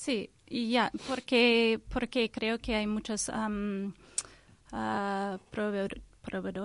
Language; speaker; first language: Spanish; non-native, learner; English